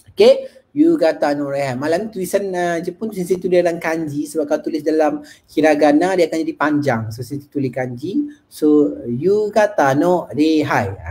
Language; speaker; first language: Malay; native; Malay